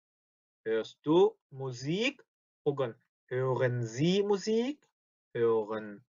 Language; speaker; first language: German; non-native, fluent; Korean